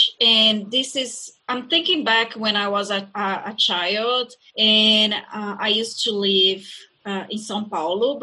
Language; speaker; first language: English; non-native, fluent; Portuguese